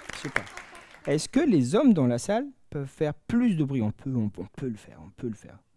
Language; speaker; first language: French; non-native, local second language; Malagasy